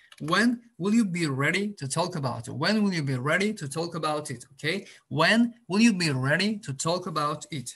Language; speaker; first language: English; non-native, fluent; Azerbaijani